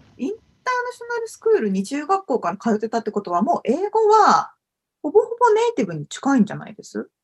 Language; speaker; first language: Japanese; native; Japanese